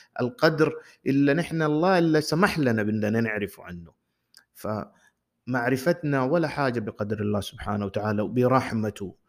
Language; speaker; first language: Arabic; native; Arabic